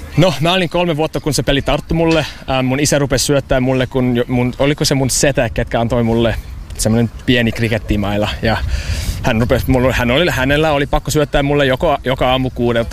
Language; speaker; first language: Finnish; non-native, fluent; English